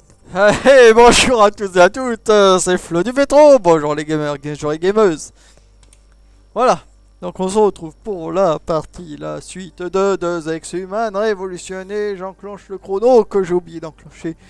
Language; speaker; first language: French; native; French